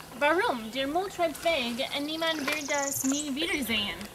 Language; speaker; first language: German; non-native, learner; English